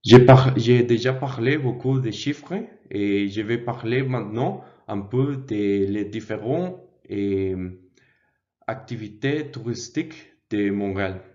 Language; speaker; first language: French; non-native, learner; Spanish